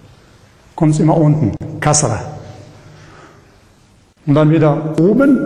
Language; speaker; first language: German; non-native, learner; Arabic